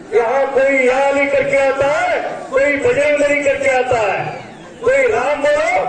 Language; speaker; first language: Hindi; non-native, local second language; Marathi